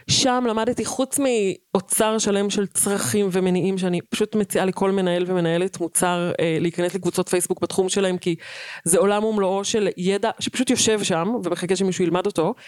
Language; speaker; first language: Hebrew; native; Hebrew